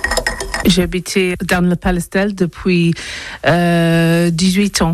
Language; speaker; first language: French; non-native, learner; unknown